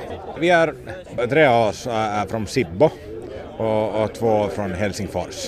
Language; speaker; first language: Swedish; non-native, local second language; Finnish